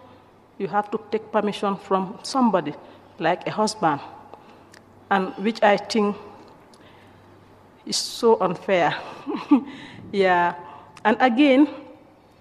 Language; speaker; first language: English; non-native, local second language; Mandingo